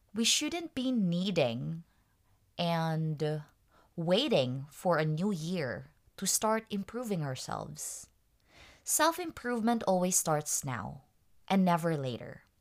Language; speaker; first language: English; non-native, local second language; Waray